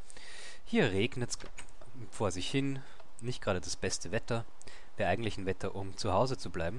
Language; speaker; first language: German; native; German